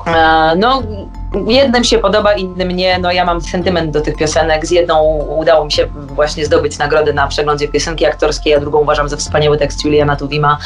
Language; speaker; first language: Polish; native; Polish